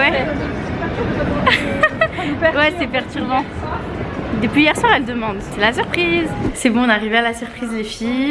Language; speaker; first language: French; native; French